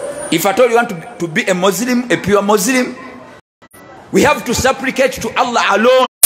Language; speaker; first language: English; non-native, local second language; Ganda